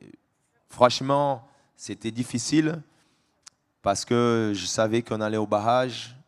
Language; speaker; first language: French; non-native, fluent; Portuguese